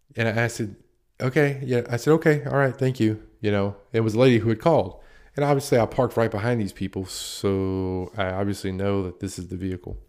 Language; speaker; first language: English; native; English